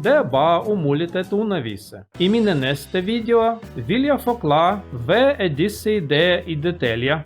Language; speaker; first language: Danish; non-native, learner; Russian